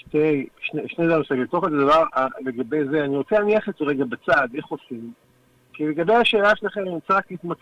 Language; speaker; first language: Hebrew; native; Hebrew